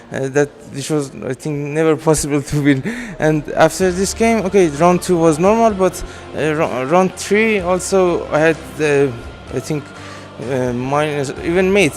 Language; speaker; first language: English; non-native, fluent; Persian